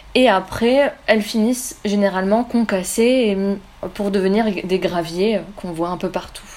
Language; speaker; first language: French; native; French